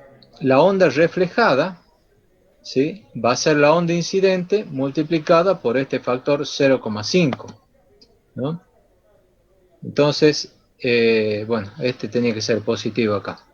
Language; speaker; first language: Spanish; native; Spanish